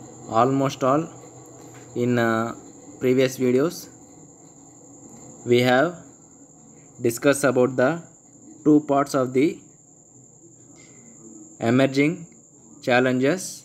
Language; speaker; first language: English; non-native, local second language; Telugu